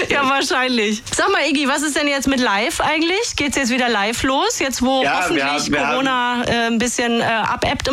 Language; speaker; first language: German; native; German